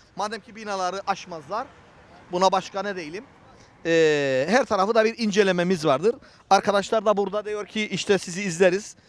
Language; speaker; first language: Turkish; native; Turkish